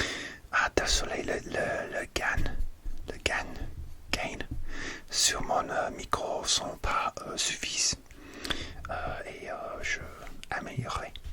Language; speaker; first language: French; non-native, learner; English